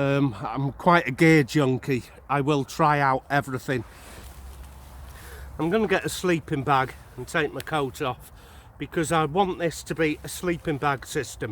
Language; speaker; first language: English; native; English